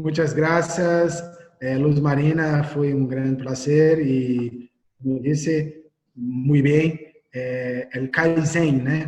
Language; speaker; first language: Spanish; non-native, learner; Portuguese